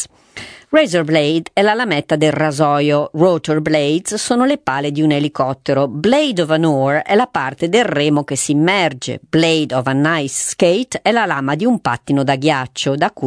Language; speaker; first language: Italian; native; Italian